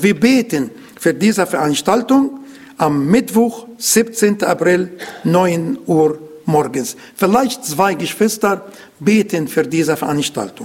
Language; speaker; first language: German; non-native, learner; Arabic